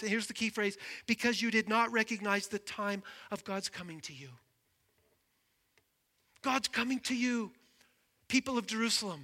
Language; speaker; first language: English; native; English